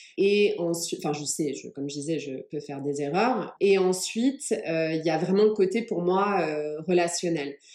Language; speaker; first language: French; early bilingual, other home language; English